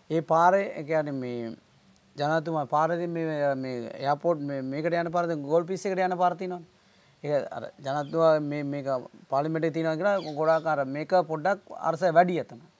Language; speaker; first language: Sinhala; non-native, local second language; Tamil